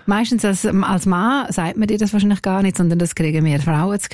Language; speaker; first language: German; native; German